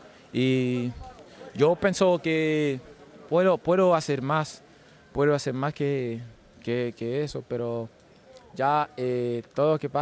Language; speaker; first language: Spanish; non-native, learner; French